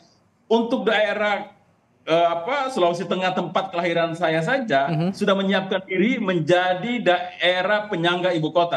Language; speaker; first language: Indonesian; native; Indonesian